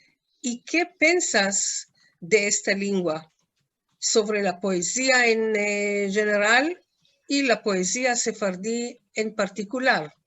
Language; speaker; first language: Spanish; non-native, fluent; Hebrew